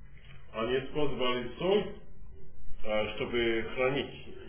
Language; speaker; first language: Russian; non-native, fluent; English